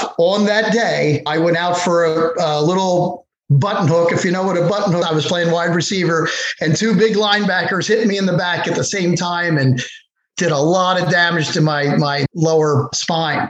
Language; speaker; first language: English; native; English